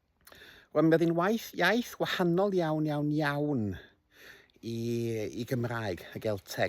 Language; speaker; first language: Welsh; native; Welsh